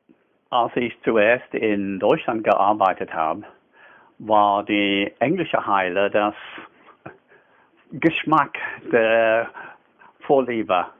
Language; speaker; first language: German; non-native, fluent; English